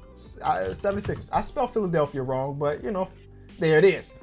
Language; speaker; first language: English; native; English